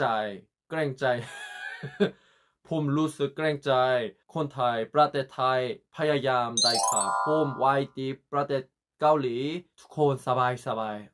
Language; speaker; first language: Thai; non-native, learner; Korean